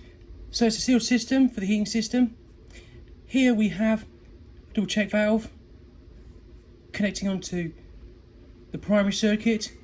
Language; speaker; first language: English; native; English